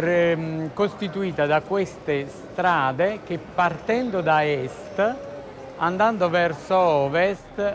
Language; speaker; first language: Italian; native; Italian